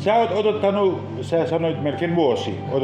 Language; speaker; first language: Finnish; non-native, fluent; Turkish